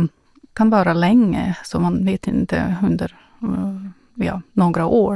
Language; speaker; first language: Swedish; non-native, fluent; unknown